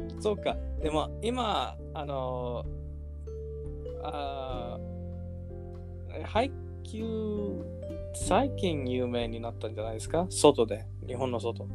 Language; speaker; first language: Japanese; non-native, learner; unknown